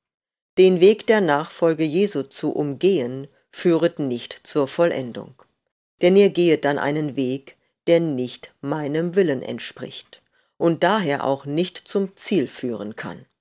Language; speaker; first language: German; native; German